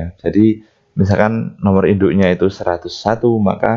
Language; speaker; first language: Indonesian; native; Indonesian